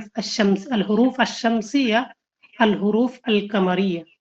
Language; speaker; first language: Arabic; non-native, fluent; Urdu